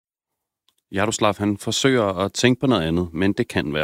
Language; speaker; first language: Danish; native; Danish